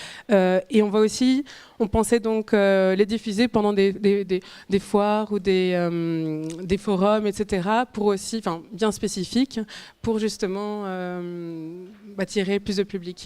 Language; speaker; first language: French; native; French